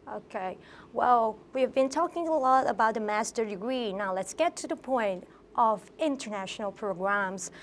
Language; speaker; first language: English; non-native, fluent; Thai